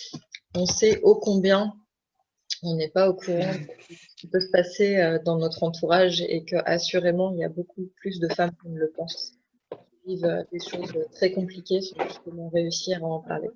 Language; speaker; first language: French; native; French